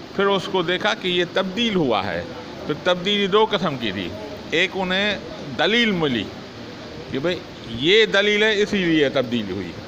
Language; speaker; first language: Urdu; non-native, local second language; Sindhi